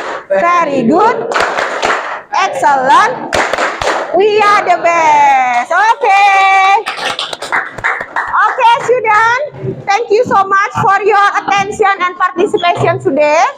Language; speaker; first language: English; non-native, fluent; Indonesian